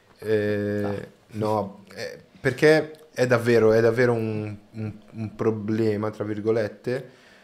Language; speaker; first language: Italian; non-native, fluent; Spanish